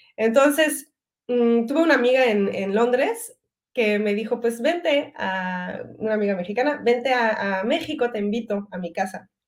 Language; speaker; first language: Spanish; non-native, fluent; French